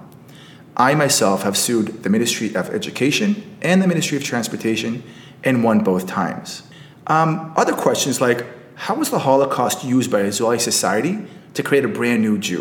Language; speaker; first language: English; native; English